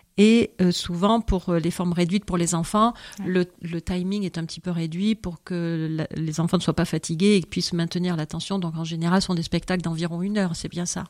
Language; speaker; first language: French; native; French